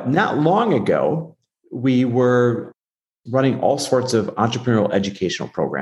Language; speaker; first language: English; native; English